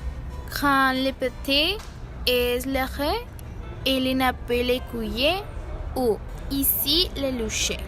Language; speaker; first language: French; non-native, learner; Spanish